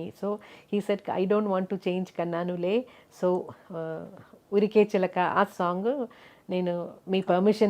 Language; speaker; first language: Telugu; non-native, local second language; Malayalam